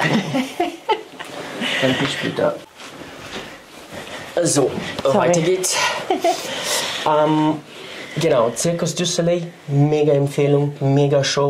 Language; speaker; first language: German; non-native, fluent; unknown